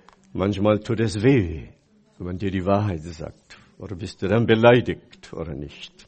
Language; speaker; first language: German; non-native, fluent; Chinese